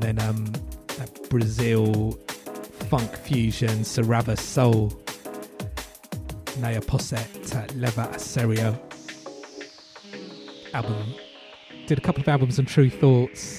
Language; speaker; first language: English; native; English